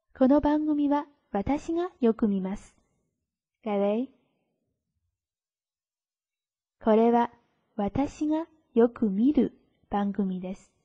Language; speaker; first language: Japanese; non-native, fluent; Chinese